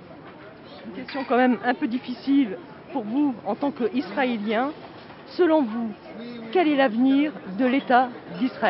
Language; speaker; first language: French; native; French